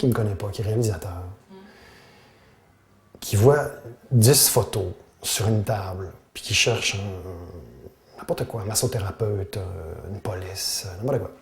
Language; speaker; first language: French; native; French